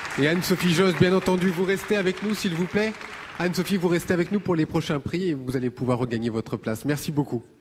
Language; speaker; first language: French; native; French